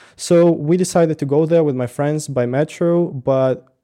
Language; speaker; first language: English; non-native, fluent; Russian